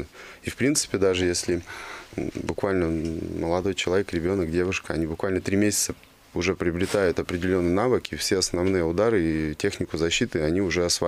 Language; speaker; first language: Russian; native; Russian